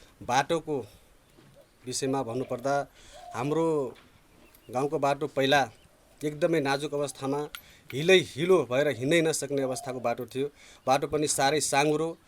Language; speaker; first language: Nepali; non-native, local second language; Dangaura Tharu